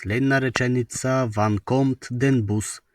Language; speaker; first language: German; non-native, fluent; Macedonian